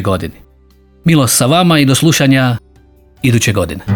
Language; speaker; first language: Croatian; native; Croatian